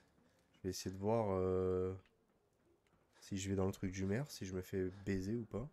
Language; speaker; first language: French; native; French